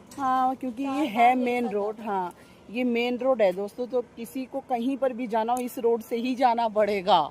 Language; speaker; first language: Hindi; non-native, local second language; Bangla